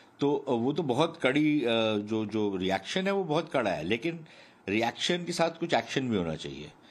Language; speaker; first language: Hindi; native; Hindi